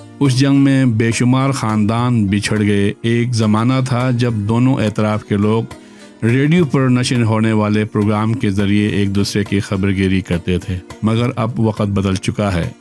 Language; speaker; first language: Urdu; non-native, local second language; Balti